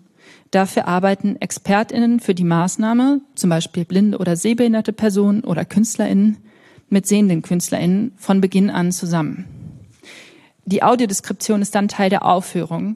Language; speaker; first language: German; native; German